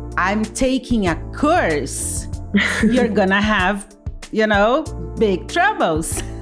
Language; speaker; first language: English; non-native, fluent; Portuguese